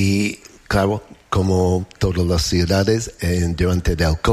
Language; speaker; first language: Spanish; non-native, learner; English